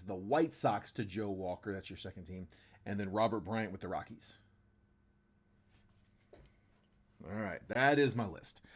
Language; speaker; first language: English; native; English